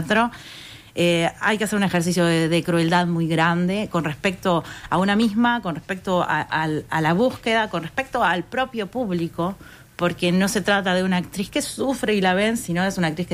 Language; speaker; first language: Spanish; native; Spanish